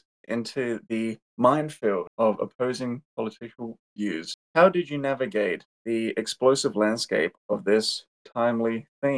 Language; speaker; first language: English; native; English